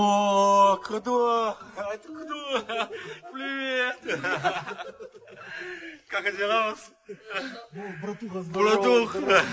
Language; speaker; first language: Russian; non-native, learner; Chinese